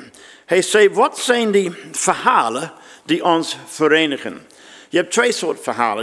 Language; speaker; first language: Dutch; non-native, fluent; English